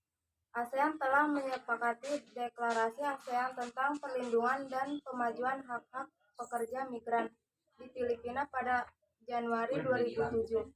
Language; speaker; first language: Indonesian; native; Indonesian